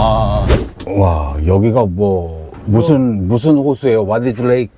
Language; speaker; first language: Korean; native; Korean